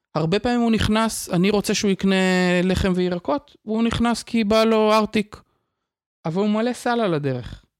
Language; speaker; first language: Hebrew; native; Hebrew